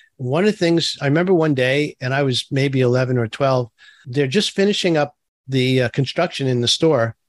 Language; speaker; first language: English; early bilingual, other home language; Turkish